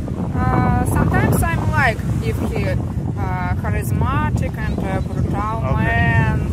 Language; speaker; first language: English; non-native, learner; Russian